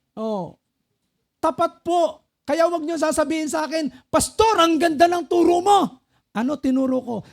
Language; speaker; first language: Filipino; non-native, local second language; Pampanga